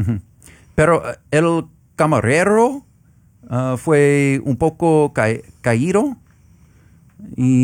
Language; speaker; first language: Spanish; non-native, learner; English